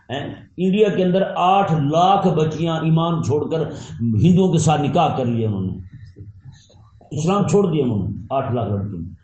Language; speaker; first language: Urdu; non-native, local second language; Punjabi